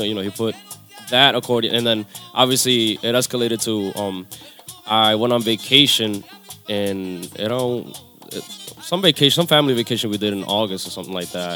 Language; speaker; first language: English; native; English